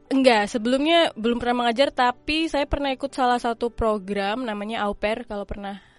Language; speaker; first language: Indonesian; native; Indonesian